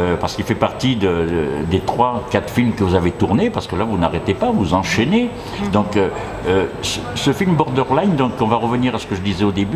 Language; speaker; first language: French; native; French